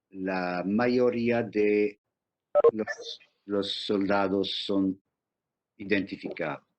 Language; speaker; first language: Spanish; non-native, fluent; English